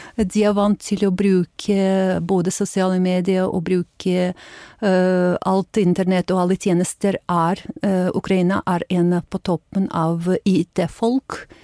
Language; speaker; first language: Norwegian; non-native, fluent; Ukrainian